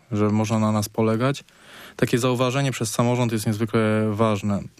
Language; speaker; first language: Polish; native; Polish